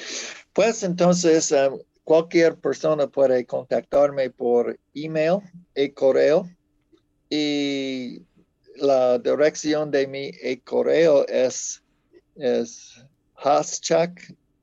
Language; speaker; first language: Spanish; non-native, fluent; English